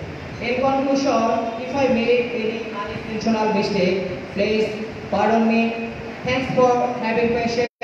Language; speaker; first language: English; non-native, learner; Bangla